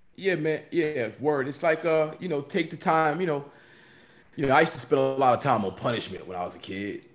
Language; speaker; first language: English; native; English